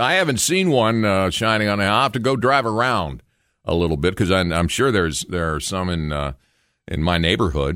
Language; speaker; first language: English; native; English